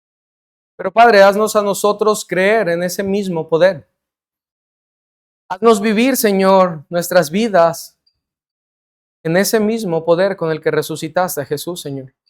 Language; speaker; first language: Spanish; native; Spanish